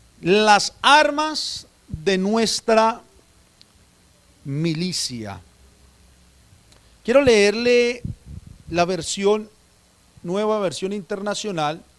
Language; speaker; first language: Spanish; native; Spanish